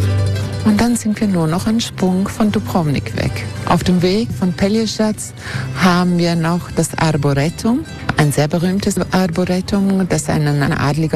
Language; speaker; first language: German; non-native, fluent; Croatian